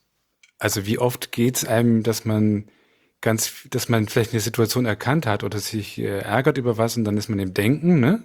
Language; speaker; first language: German; native; German